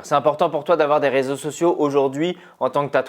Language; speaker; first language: French; native; French